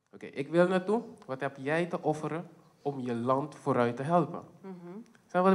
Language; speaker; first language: Dutch; non-native, local second language; Papiamento